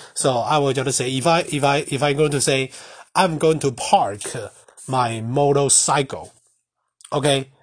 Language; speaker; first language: English; non-native, fluent; Chinese